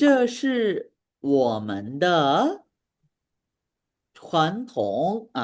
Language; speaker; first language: Chinese; non-native, fluent; Sinhala